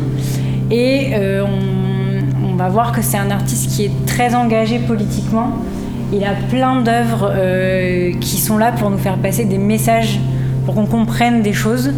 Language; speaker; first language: French; native; French